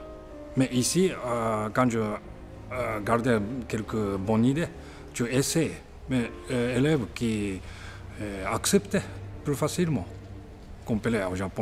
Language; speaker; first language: French; non-native, learner; Japanese